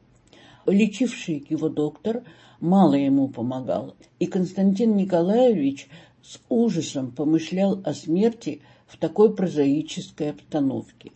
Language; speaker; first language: Russian; native; Russian